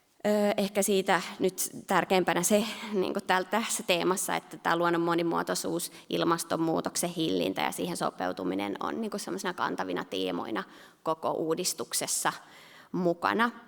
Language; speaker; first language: Finnish; native; Finnish